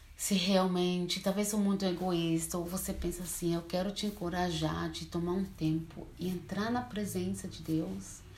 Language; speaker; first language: Portuguese; early bilingual, heritage; Portuguese